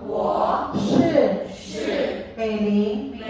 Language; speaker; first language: Chinese; non-native, fluent; Filipino